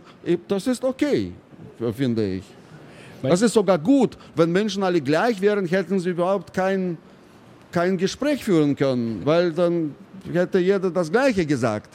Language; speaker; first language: German; non-native, fluent; Russian